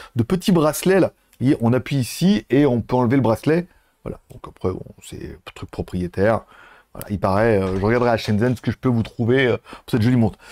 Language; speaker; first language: French; native; French